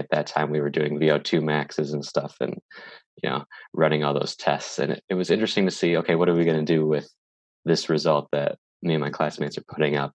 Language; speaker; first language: English; native; English